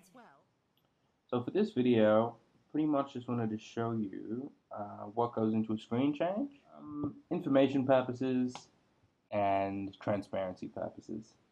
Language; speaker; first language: English; native; English